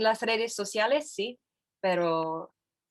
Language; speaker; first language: Spanish; non-native, fluent; English